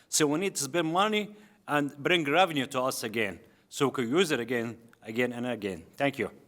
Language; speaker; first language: English; non-native, learner; Arabic